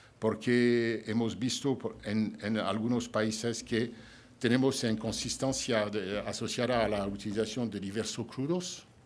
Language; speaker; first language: Spanish; non-native, fluent; French